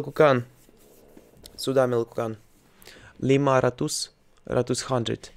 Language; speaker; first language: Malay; non-native, learner; Russian